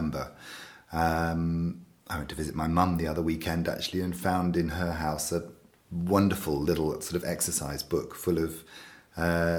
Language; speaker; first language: English; native; English